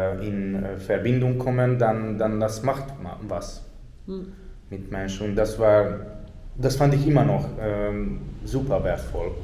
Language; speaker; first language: German; non-native, fluent; Hungarian